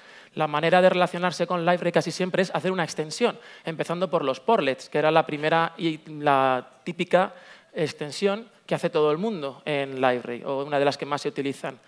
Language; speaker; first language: Spanish; native; Spanish